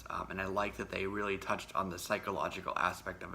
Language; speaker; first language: English; native; English